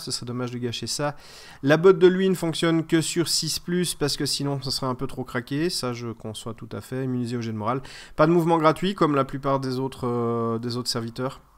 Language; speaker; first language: French; native; French